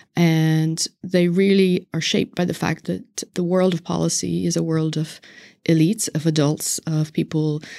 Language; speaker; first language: English; native; English